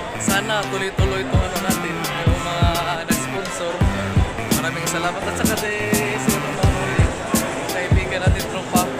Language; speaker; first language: Filipino; non-native, local second language; Cebuano